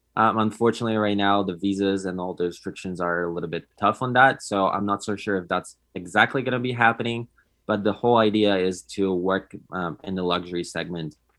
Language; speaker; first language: English; non-native, fluent; Polish